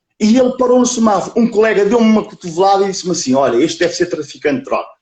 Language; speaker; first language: Portuguese; early bilingual, other home language; Kabuverdianu